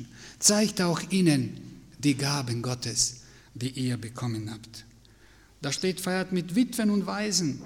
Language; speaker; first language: German; non-native, fluent; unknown